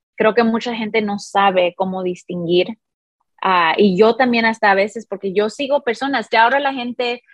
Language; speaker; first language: Spanish; early bilingual, heritage; Spanish